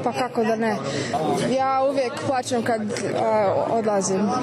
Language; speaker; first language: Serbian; early bilingual, heritage; English